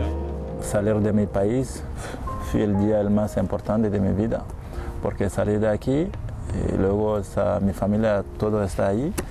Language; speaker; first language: Spanish; non-native, fluent; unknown